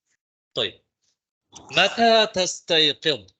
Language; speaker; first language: Arabic; non-native, fluent; Tamil